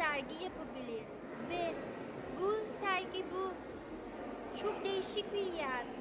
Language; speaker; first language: Turkish; non-native, fluent; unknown